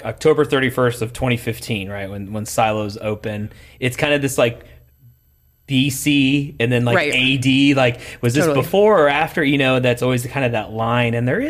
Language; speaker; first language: English; native; English